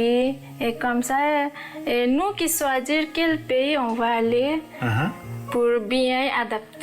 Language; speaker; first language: French; non-native, learner; Nepali